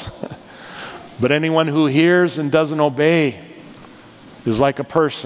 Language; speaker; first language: English; native; English